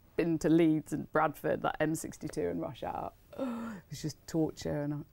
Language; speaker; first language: English; native; English